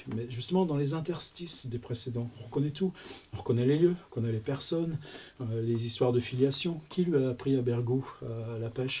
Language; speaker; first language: French; native; French